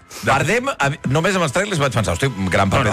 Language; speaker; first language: Catalan; native; Catalan